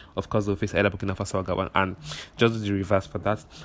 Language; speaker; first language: English; non-native, local second language; Igbo